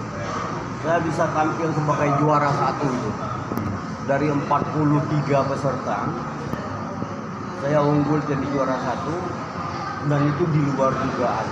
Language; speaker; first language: Indonesian; native; Indonesian